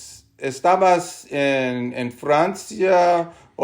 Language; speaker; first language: Spanish; non-native, learner; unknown